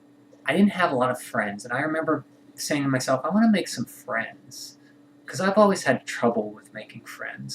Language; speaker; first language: English; native; English